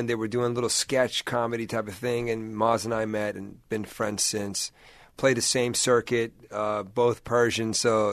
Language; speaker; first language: English; native; English